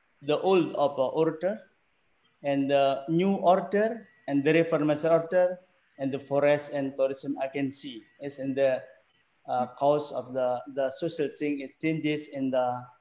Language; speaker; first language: English; non-native, learner; Indonesian